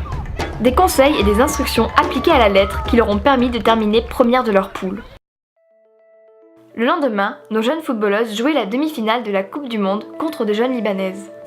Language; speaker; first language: French; native; French